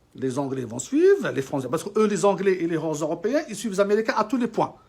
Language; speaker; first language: French; non-native, local second language; Arabic